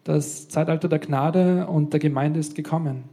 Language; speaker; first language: German; native; German